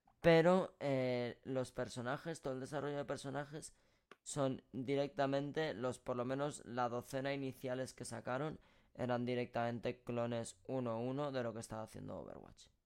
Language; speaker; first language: Spanish; native; Spanish